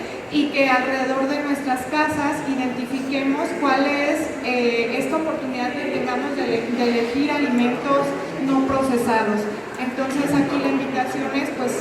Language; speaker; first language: Spanish; native; Spanish